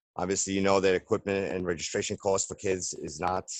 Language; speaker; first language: English; native; English